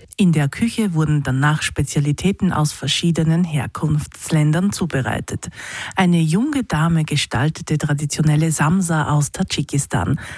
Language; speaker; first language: German; native; German